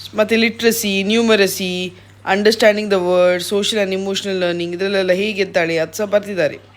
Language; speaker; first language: Kannada; non-native, local second language; Tulu